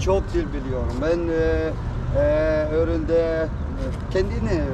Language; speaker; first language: Turkish; non-native, learner; Polish